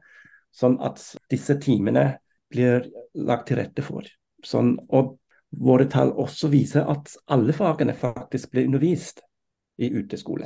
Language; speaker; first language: Norwegian; non-native, fluent; German